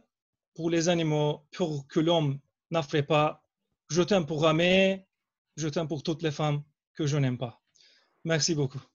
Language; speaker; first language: French; non-native, learner; Turkish